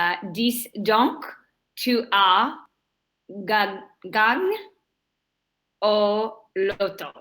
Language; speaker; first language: French; non-native, learner; English